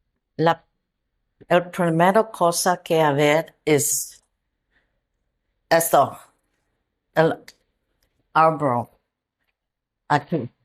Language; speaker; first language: Spanish; non-native, learner; English